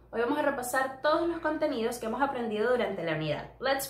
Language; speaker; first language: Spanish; native; Spanish